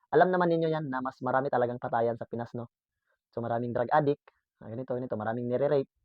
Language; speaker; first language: Filipino; native; Filipino